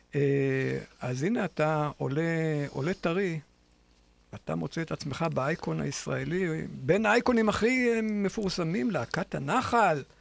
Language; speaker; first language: Hebrew; native; Hebrew